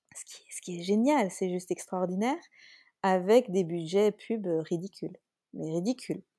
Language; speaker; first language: French; native; French